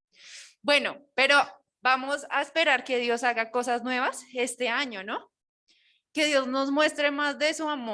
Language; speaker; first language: Spanish; native; Spanish